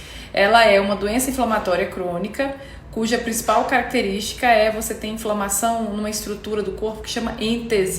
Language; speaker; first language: Portuguese; native; Portuguese